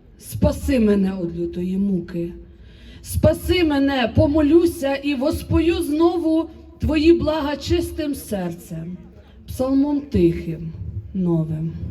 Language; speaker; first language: Ukrainian; native; Ukrainian